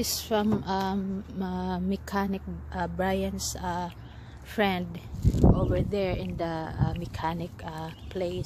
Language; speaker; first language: English; non-native, local second language; Cebuano